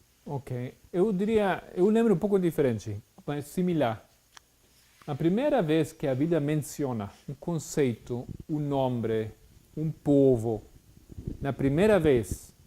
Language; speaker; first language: Portuguese; non-native, fluent; Spanish